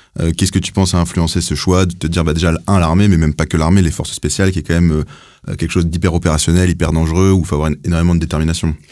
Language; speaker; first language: French; native; French